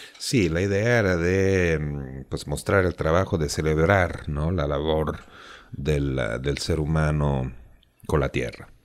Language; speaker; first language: Spanish; non-native, fluent; Italian